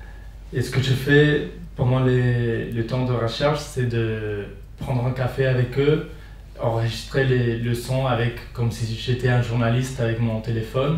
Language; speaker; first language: French; non-native, fluent; Spanish